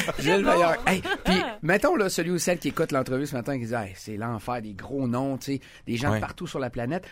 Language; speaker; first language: French; native; French